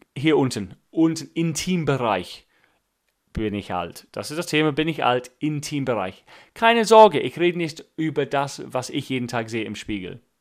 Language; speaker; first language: German; non-native, fluent; English